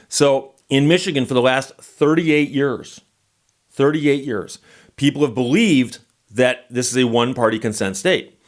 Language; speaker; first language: English; native; English